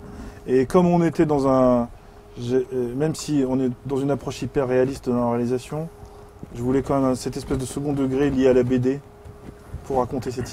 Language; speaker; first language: French; native; French